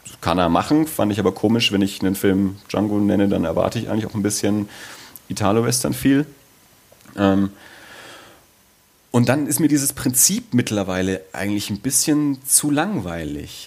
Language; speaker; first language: German; native; German